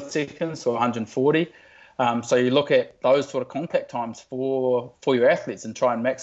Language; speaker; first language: English; native; English